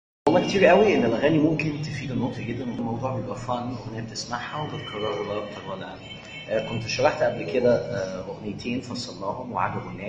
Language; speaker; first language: Arabic; native; Arabic